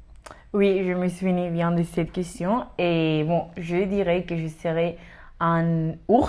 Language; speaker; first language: French; non-native, learner; Spanish